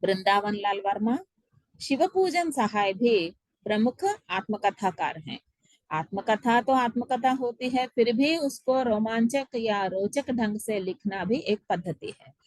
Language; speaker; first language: Hindi; non-native, local second language; Telugu